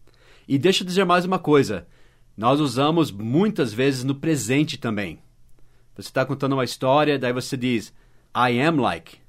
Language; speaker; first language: Portuguese; non-native, fluent; English